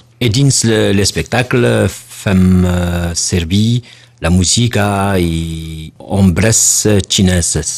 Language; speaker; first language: Catalan; non-native, learner; French